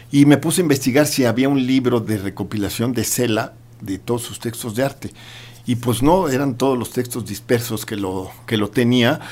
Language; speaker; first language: Spanish; native; Spanish